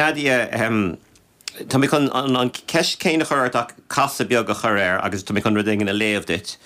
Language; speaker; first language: Irish; native; Irish